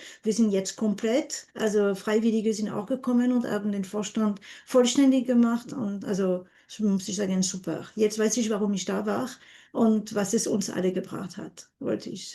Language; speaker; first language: German; non-native, fluent; French